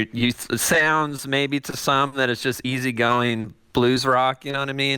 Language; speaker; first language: English; native; English